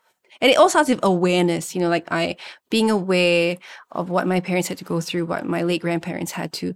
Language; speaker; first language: English; non-native, local second language; Malay